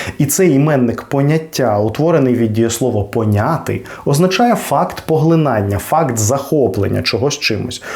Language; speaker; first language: Ukrainian; non-native, local second language; Russian